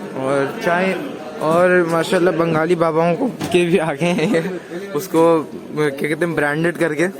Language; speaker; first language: Urdu; native; Urdu